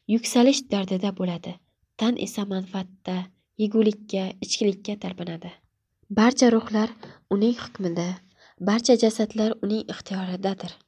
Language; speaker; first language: Uzbek; native; Uzbek